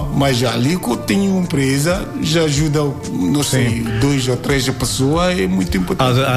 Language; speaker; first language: Portuguese; non-native, learner; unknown